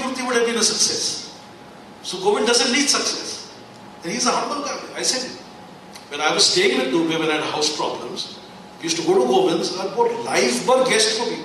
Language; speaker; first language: English; non-native, local second language; Hindi